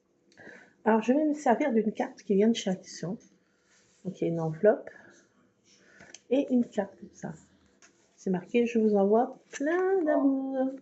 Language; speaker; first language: French; native; French